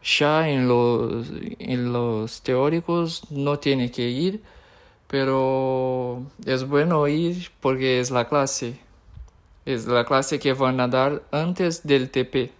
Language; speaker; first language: Spanish; non-native, fluent; Portuguese